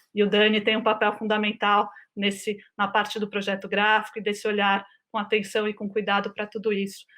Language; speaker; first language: Portuguese; native; Portuguese